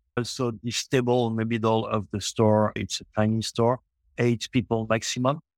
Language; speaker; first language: English; non-native, local second language; French